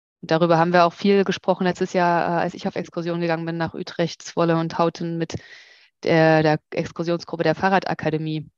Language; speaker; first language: German; native; German